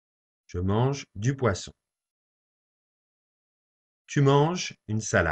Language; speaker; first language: French; non-native, fluent; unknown